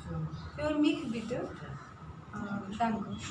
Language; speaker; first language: German; non-native, learner; Marathi